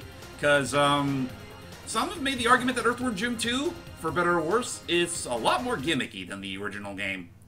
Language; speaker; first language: English; native; English